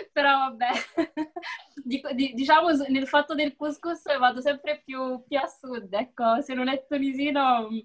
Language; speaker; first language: Italian; early bilingual, other home language; Arabic